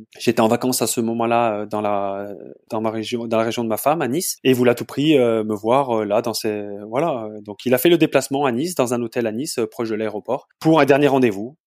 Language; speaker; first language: French; native; French